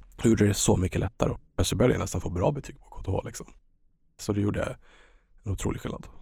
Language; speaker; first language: Swedish; early bilingual, other home language; Estonian